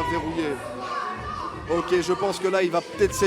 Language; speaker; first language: French; native; French